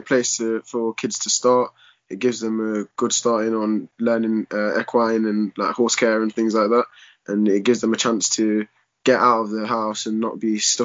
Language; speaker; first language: English; native; English